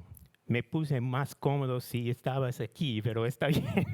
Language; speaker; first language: Spanish; non-native, learner; English